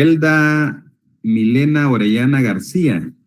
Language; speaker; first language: Spanish; native; Spanish